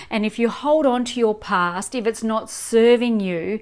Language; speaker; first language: English; native; English